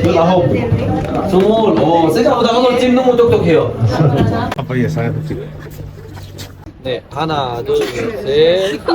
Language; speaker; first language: Korean; non-native, learner; Arabic